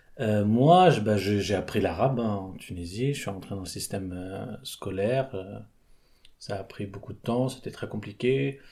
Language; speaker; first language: French; native; French